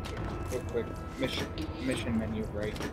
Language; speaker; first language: English; native; English